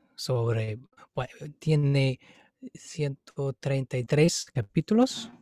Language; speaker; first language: Spanish; non-native, fluent; English